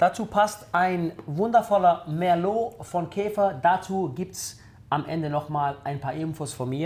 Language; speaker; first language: German; early bilingual, other home language; Italian